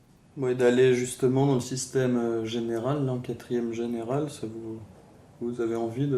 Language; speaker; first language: French; native; French